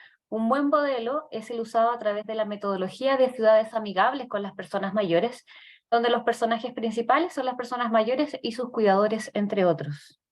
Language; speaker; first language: Spanish; native; Spanish